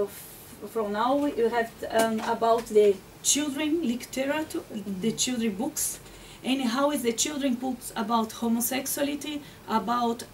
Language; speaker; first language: English; non-native, learner; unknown